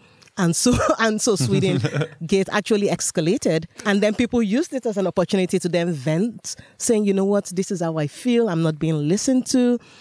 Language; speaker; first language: English; non-native, local second language; Yoruba